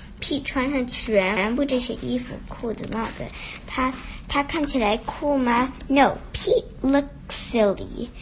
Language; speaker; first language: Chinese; early bilingual, heritage; Chinese